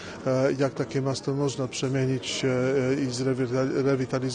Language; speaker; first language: Polish; early bilingual, heritage; English